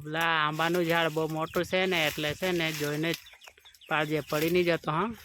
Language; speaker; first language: Gujarati; non-native, local second language; Vasavi